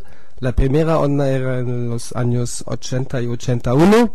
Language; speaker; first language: Spanish; non-native, fluent; German